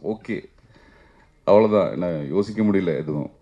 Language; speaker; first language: Tamil; non-native, learner; Malayalam